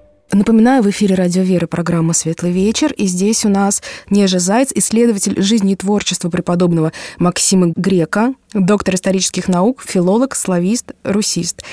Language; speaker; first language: Russian; native; Russian